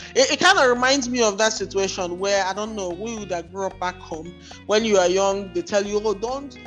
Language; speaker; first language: English; non-native, local second language; Igbo